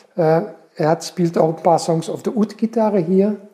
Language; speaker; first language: German; non-native, fluent; Dutch